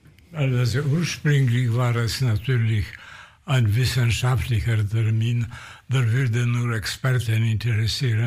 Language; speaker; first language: German; non-native, fluent; Polish